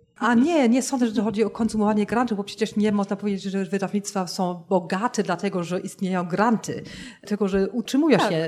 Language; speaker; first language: Polish; non-native, fluent; German